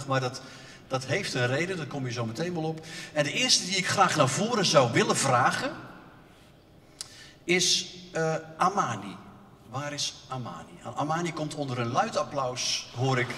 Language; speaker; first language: Dutch; native; Dutch